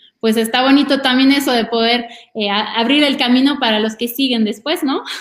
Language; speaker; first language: Spanish; non-native, fluent; French